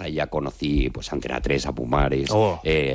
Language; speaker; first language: Spanish; native; Spanish